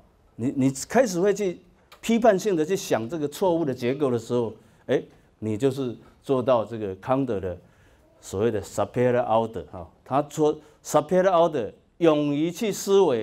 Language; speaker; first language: Chinese; native; Chinese